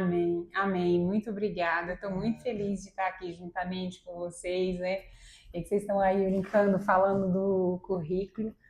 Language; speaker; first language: Portuguese; native; Portuguese